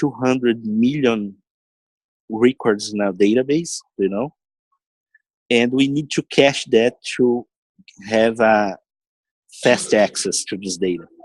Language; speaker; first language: English; non-native, learner; Portuguese